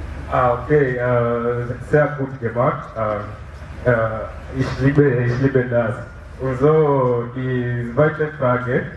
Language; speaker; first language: German; non-native, learner; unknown